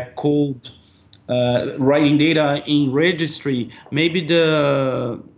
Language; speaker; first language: English; non-native, fluent; Portuguese